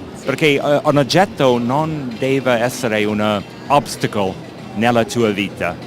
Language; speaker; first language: Italian; non-native, learner; English